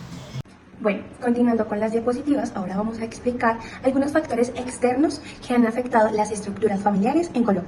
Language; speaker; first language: Spanish; native; Spanish